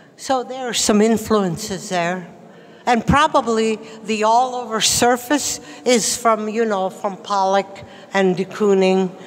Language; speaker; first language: English; early bilingual, other home language; Latvian